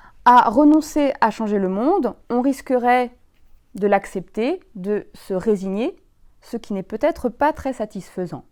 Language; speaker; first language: French; native; French